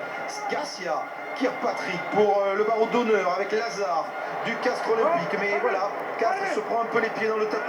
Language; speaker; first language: French; native; French